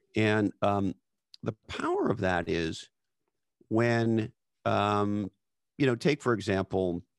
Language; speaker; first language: English; native; English